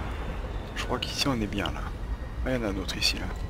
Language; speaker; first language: French; native; French